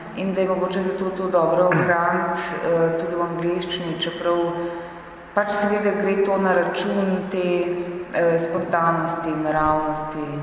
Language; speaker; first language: Slovenian; native; Slovenian